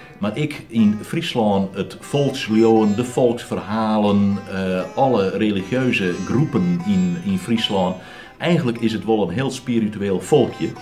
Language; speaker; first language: Dutch; non-native, local second language; Western Frisian